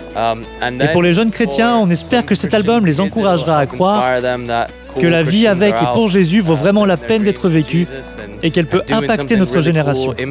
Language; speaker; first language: French; non-native, fluent; English